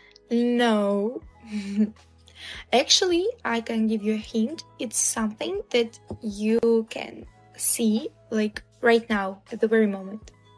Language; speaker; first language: English; non-native, fluent; Russian